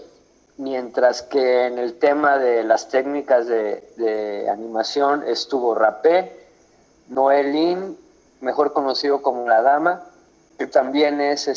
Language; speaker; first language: Spanish; native; Spanish